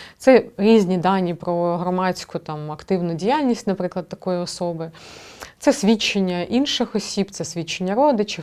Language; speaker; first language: Ukrainian; native; Ukrainian